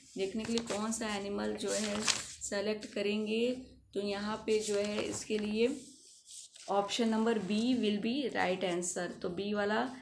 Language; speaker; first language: Hindi; native; Hindi